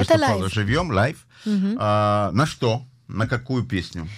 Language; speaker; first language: Russian; native; Russian